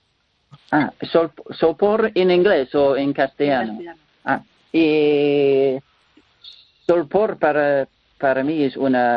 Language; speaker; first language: Spanish; non-native, learner; English